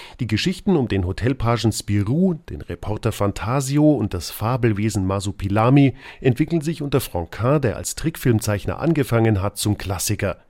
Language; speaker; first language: German; native; German